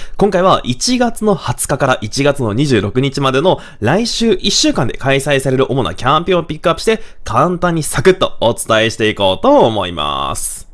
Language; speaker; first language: Japanese; native; Japanese